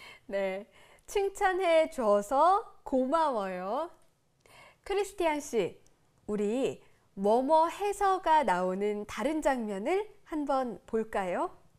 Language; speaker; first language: Korean; native; Korean